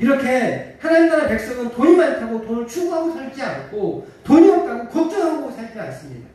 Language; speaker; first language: Korean; native; Korean